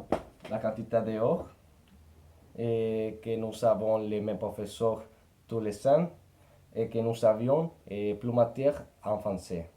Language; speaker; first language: French; non-native, learner; Spanish